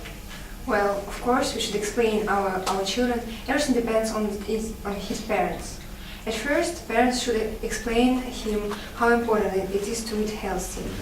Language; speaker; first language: English; non-native, learner; Russian